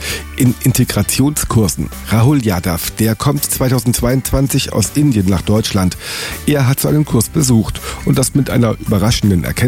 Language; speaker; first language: German; native; German